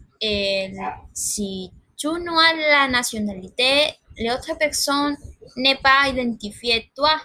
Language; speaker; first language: Spanish; non-native, learner; French